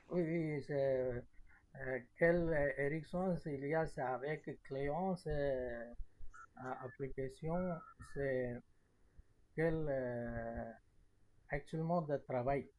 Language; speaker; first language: French; non-native, learner; Tamil